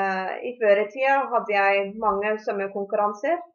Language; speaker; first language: Norwegian; early bilingual, heritage; Norwegian